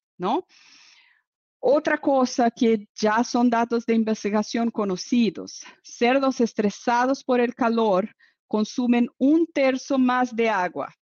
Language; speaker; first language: Spanish; non-native, fluent; Portuguese